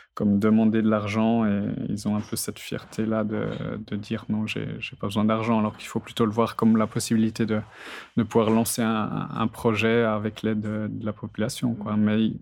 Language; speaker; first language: French; native; French